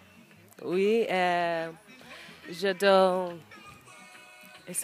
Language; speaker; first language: French; non-native, learner; English